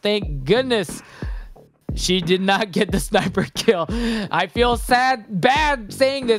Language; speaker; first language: English; early bilingual, other home language; Japanese